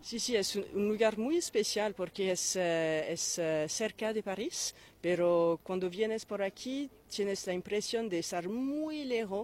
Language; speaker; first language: Spanish; non-native, fluent; French